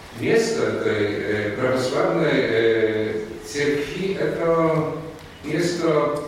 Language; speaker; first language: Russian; non-native, fluent; Polish